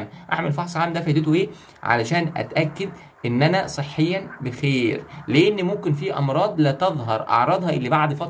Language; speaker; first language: Arabic; native; Arabic